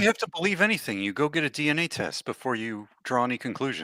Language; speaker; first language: English; native; English